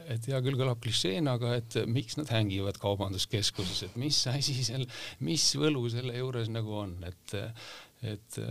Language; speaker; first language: Estonian; native; Estonian